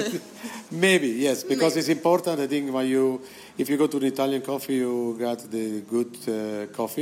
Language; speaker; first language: English; non-native, fluent; Italian